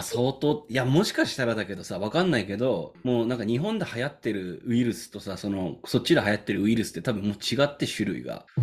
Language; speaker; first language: Japanese; native; Japanese